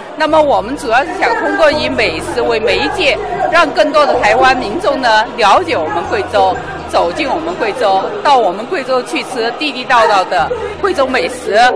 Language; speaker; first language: Chinese; native; Chinese